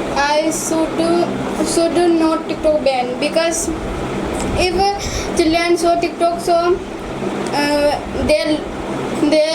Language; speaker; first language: English; non-native, learner; Hindi